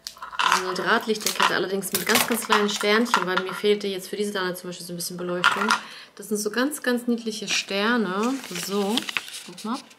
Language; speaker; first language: German; native; German